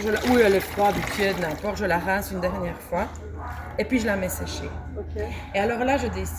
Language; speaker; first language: French; native; French